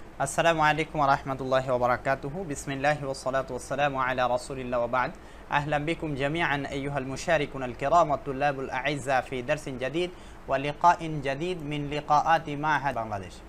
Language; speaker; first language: Arabic; non-native, fluent; Bangla